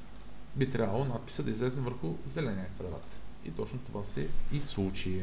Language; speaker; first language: Bulgarian; native; Bulgarian